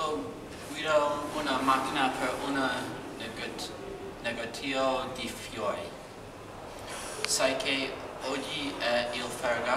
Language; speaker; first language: Italian; non-native, learner; English